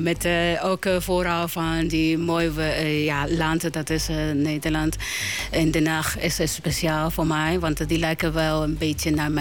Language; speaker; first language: Dutch; non-native, learner; Spanish